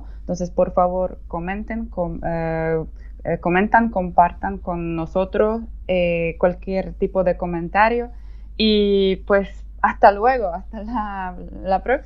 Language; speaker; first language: Spanish; non-native, fluent; Polish